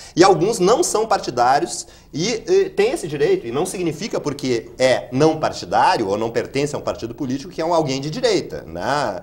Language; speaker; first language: Portuguese; native; Portuguese